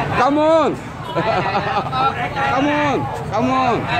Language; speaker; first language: Vietnamese; non-native, learner; Korean